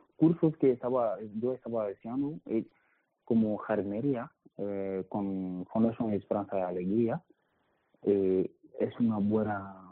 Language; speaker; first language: Spanish; non-native, learner; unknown